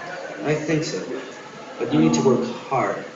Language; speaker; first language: English; non-native, fluent; Spanish